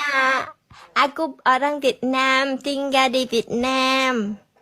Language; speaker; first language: Indonesian; non-native, learner; Vietnamese